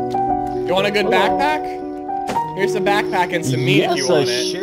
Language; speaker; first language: English; native; English